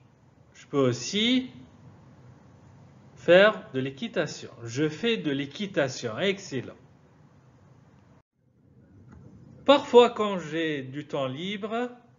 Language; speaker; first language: French; non-native, fluent; Arabic